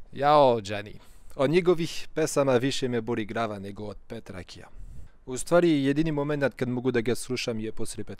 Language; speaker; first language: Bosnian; non-native, fluent; French